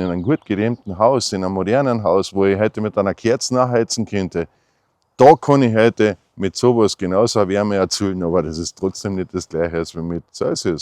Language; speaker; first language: German; native; German